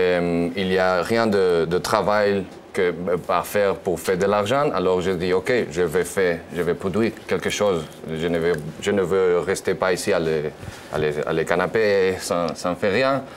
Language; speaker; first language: French; non-native, learner; Spanish